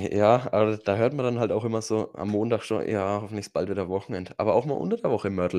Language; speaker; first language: German; native; German